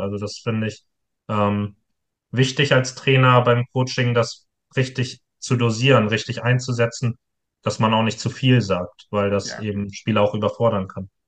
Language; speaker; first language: German; native; German